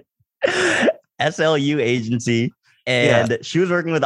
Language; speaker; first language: English; native; English